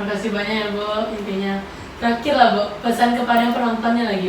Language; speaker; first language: Indonesian; non-native, local second language; Minangkabau